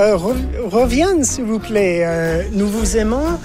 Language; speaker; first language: French; non-native, fluent; English